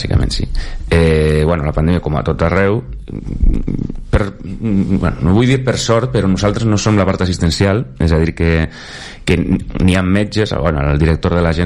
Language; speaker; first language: Catalan; non-native, local second language; Spanish